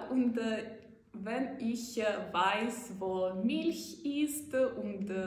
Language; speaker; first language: German; non-native, learner; Ukrainian